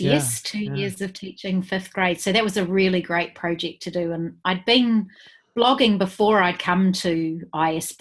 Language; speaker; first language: English; native; English